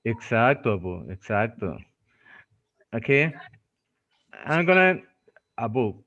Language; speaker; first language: English; non-native, fluent; Spanish